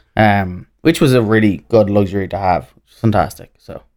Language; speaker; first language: English; native; English